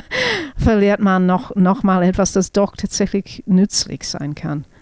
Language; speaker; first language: German; non-native, fluent; English